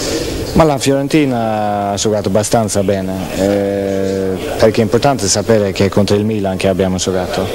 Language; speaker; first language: Italian; non-native, fluent; Swedish